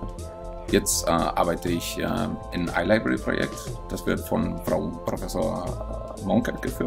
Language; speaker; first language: German; non-native, fluent; Spanish